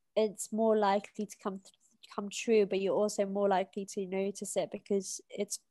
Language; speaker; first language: English; native; English